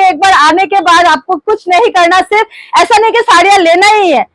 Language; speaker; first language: Hindi; non-native, local second language; Bangla